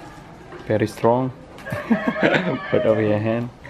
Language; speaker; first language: English; non-native, learner; Balinese